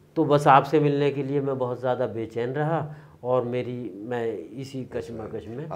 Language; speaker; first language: Hindi; native; Hindi